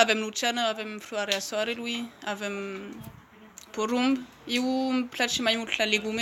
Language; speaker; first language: Romanian; non-native, fluent; French